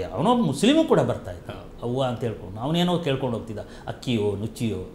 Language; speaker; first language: Kannada; non-native, local second language; Kodava